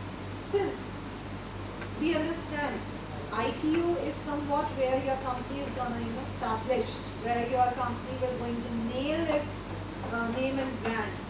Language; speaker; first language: English; non-native, local second language; Hindi